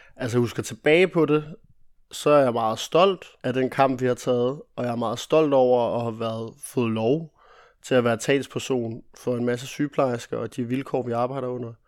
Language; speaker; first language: Danish; early bilingual, other home language; Italian